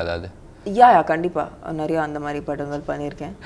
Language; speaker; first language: Tamil; non-native, local second language; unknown